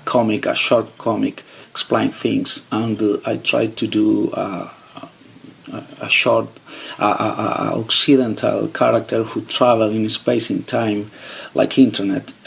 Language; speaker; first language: English; non-native, fluent; Spanish